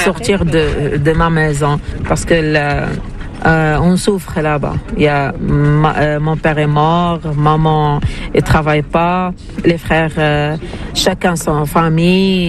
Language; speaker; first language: French; non-native, learner; Arabic